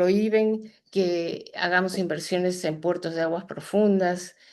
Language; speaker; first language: Spanish; native; Spanish